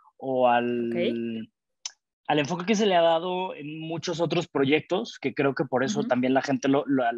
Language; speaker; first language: Spanish; native; Spanish